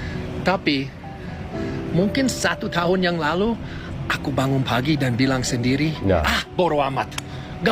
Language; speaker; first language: Indonesian; non-native, fluent; English